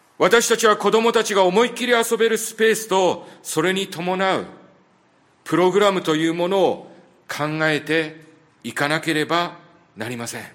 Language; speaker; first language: Japanese; native; Japanese